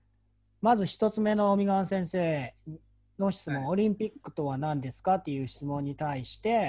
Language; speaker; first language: Japanese; non-native, fluent; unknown